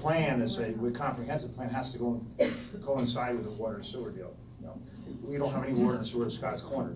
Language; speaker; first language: English; native; English